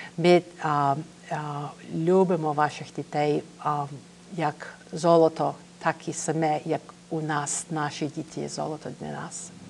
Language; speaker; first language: Ukrainian; early bilingual, heritage; English